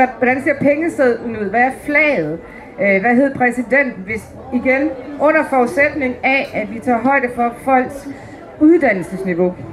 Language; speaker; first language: Danish; native; Danish